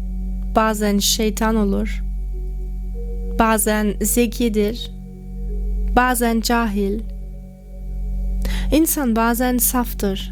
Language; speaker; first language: Turkish; non-native, learner; German